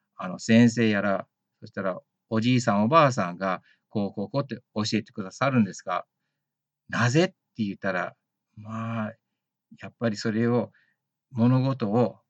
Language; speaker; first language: Japanese; early bilingual, heritage; Japanese